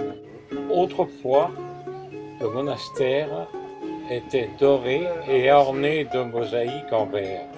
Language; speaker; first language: French; native; French